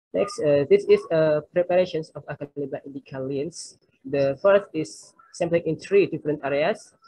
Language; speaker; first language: English; non-native, learner; Indonesian